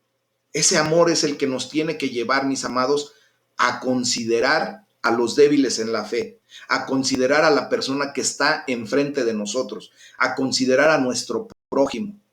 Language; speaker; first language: Spanish; native; Spanish